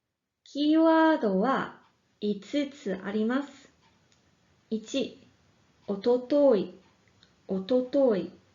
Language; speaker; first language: Japanese; non-native, fluent; English